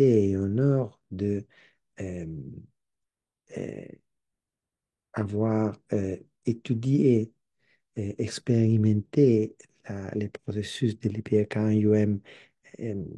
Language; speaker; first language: French; non-native, learner; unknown